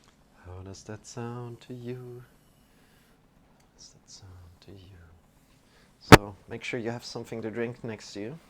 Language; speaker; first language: English; non-native, fluent; German